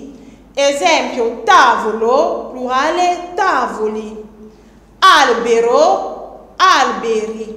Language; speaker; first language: Italian; non-native, fluent; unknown